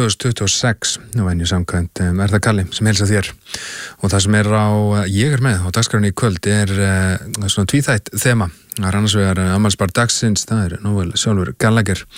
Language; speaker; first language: Icelandic; native; Icelandic